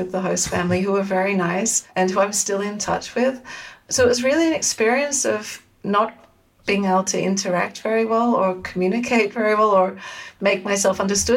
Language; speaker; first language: English; native; English